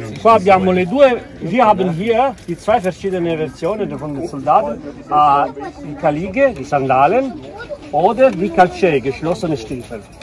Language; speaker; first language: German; non-native, fluent; Italian